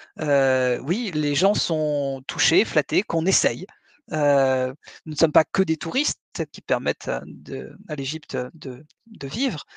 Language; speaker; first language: French; native; French